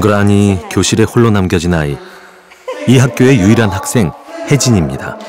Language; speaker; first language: Korean; native; Korean